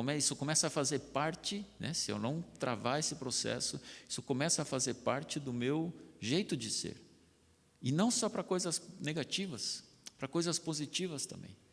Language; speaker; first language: Portuguese; non-native, local second language; German